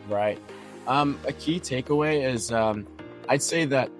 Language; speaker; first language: English; native; English